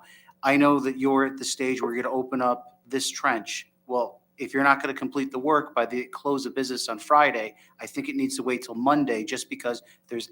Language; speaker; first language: English; native; English